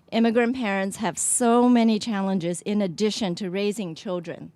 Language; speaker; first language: English; early bilingual, other home language; Chinese